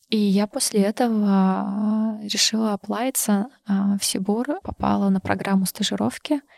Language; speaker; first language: Russian; non-native, local second language; Karachay-Balkar